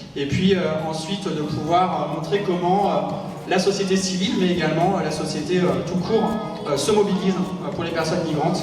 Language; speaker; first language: French; native; French